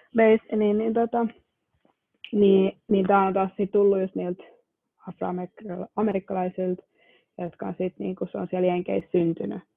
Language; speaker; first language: Finnish; early bilingual, other home language; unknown